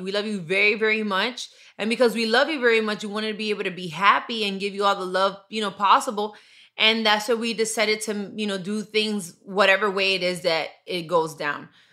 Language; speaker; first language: English; early bilingual, other home language; Spanish